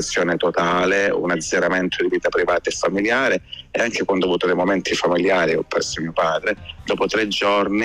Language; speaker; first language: Italian; native; Italian